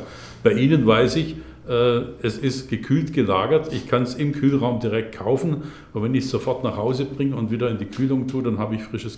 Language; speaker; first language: German; native; German